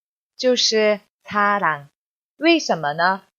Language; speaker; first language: Chinese; non-native, fluent; Korean